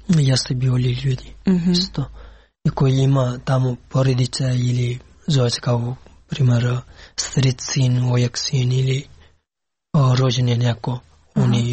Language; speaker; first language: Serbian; non-native, learner; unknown